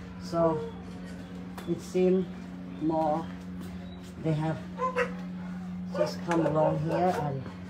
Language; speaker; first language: English; non-native, learner; Thai